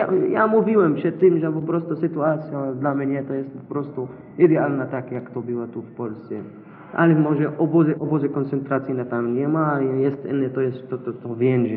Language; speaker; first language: Polish; non-native, learner; Arabic